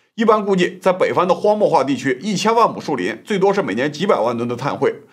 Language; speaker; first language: Chinese; native; Chinese